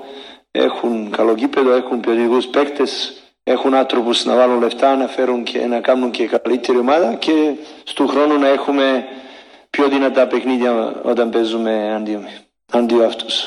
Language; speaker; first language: Greek; non-native, learner; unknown